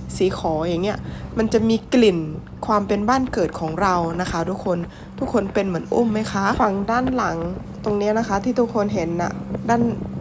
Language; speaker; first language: Thai; non-native, local second language; Northern Khmer